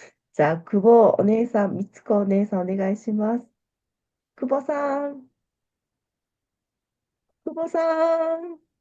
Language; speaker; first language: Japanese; non-native, fluent; Korean